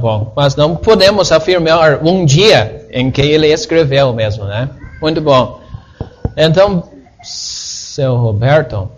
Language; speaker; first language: Portuguese; non-native, fluent; English